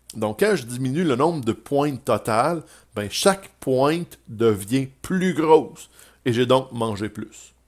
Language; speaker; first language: French; native; French